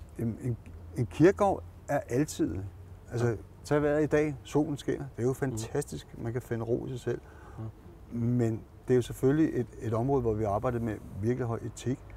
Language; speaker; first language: Danish; native; Danish